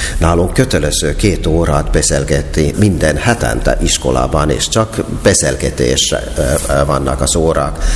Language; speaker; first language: Hungarian; non-native, fluent; Finnish